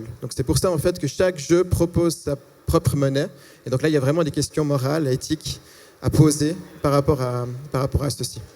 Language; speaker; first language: French; native; French